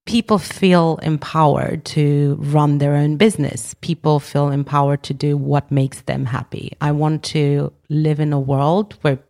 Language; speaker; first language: English; early bilingual, other home language; Romanian